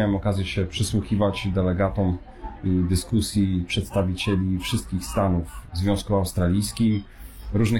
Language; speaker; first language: Polish; native; Polish